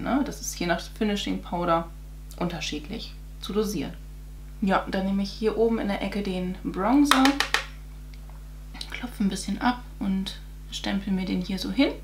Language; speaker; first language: German; native; German